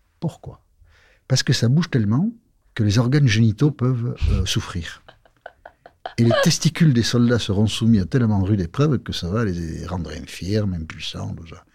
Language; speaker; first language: French; non-native, local second language; Basque